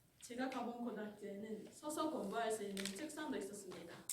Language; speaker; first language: Korean; non-native, fluent; Japanese